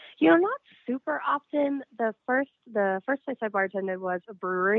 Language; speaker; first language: English; native; English